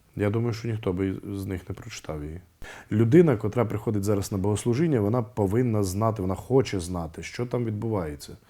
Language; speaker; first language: Ukrainian; native; Ukrainian